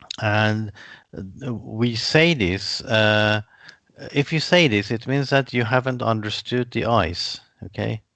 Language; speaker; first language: English; non-native, fluent; Persian